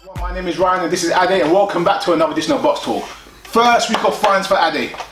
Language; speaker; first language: English; native; English